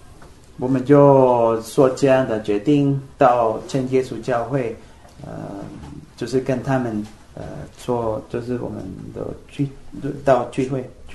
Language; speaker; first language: Chinese; non-native, fluent; Spanish